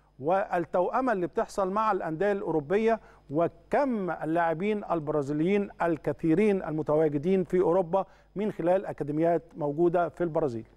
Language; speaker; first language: Arabic; native; Arabic